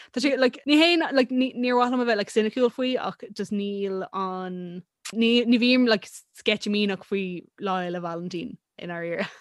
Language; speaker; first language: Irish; non-native, local second language; English